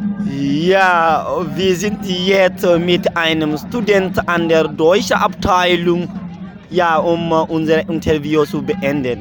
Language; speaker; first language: German; non-native, fluent; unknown